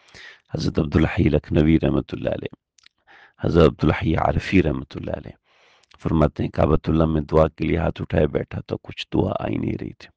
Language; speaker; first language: Urdu; native; Urdu